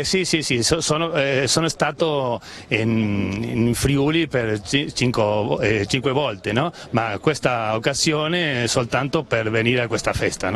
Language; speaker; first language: Italian; non-native, fluent; Spanish